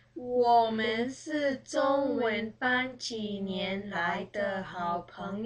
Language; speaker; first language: Chinese; early bilingual, heritage; Chinese